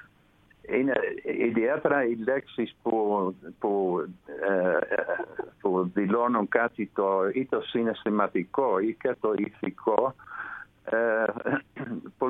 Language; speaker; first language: Greek; non-native, fluent; Dutch